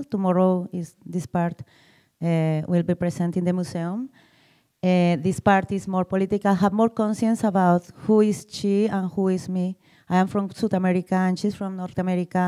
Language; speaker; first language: English; non-native, learner; Spanish